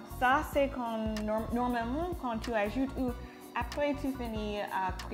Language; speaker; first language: French; non-native, learner; English